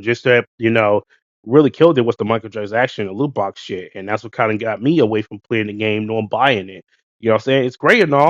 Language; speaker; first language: English; native; English